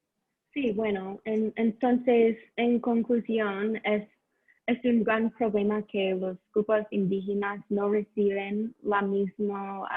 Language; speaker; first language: Spanish; non-native, learner; English